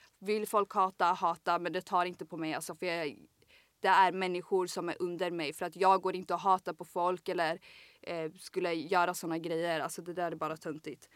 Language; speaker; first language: Swedish; native; Swedish